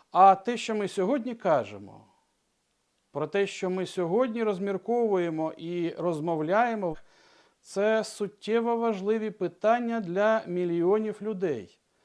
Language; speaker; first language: Ukrainian; non-native, local second language; Russian